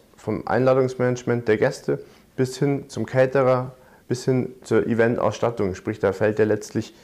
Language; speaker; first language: German; native; German